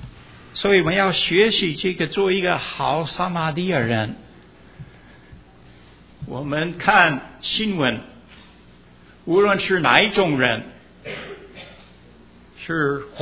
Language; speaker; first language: Chinese; early bilingual, heritage; Chinese